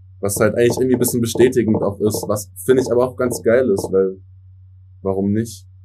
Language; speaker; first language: German; early bilingual, other home language; English